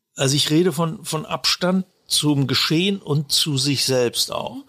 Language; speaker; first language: German; native; German